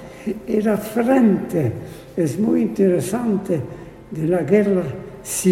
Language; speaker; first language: Spanish; non-native, fluent; Polish